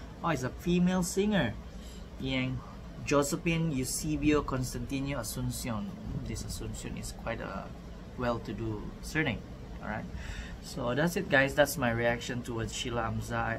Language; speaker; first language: English; non-native, local second language; Malay